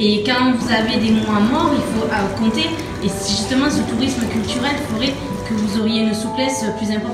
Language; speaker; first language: French; native; French